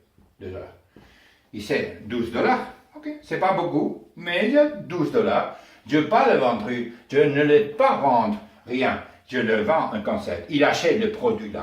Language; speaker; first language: French; non-native, learner; Spanish